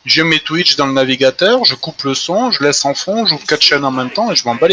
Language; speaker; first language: French; native; French